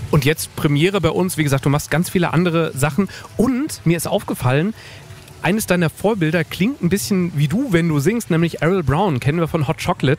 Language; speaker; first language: German; native; German